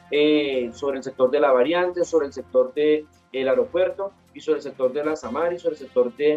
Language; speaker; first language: Spanish; native; Spanish